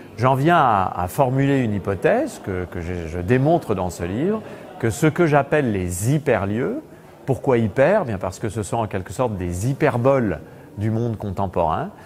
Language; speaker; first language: French; native; French